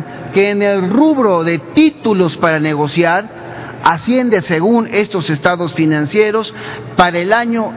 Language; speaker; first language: Spanish; native; Spanish